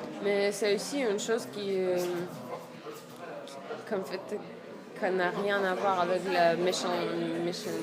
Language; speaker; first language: French; non-native, fluent; Russian